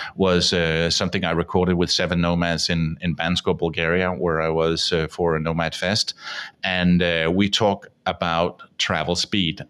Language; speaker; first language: English; non-native, fluent; Danish